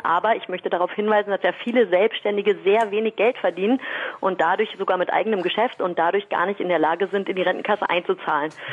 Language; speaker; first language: German; native; German